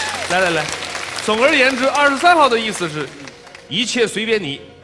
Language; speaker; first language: Chinese; native; Chinese